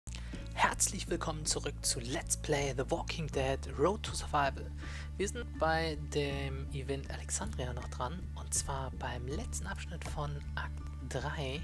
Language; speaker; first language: German; native; German